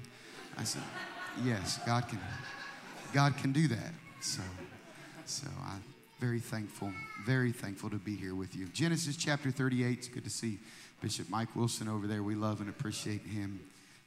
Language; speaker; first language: English; native; English